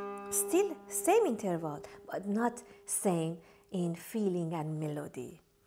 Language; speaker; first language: English; non-native, fluent; Persian